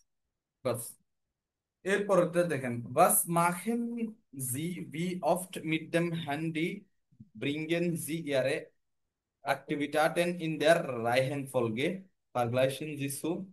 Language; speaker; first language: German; non-native, fluent; Bangla